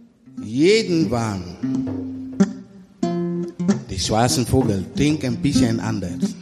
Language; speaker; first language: German; non-native, learner; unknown